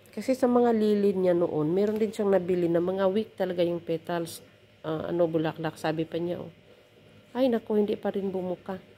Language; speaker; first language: Filipino; non-native, local second language; Cebuano